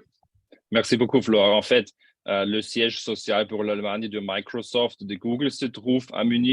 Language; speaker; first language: French; non-native, fluent; German